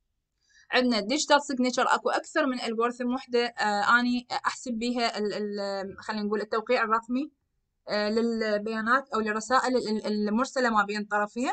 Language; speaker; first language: Arabic; native; Arabic